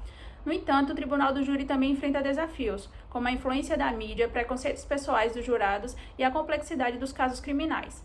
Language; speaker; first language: Portuguese; native; Portuguese